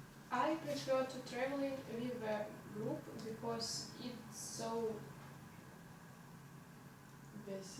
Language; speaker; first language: English; non-native, learner; Russian